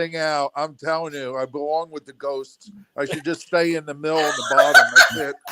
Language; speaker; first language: English; native; English